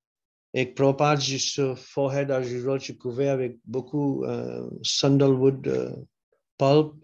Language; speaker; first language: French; non-native, local second language; Morisyen